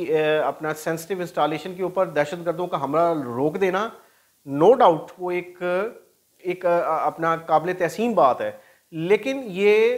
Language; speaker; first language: Urdu; non-native, local second language; Punjabi